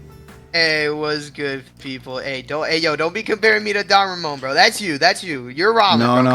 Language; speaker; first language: English; native; English